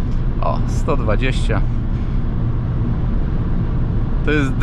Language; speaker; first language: Polish; native; Polish